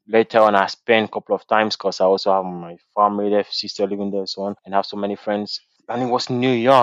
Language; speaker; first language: English; non-native, local second language; French